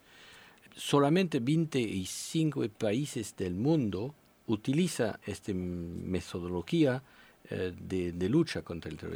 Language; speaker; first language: Spanish; non-native, fluent; French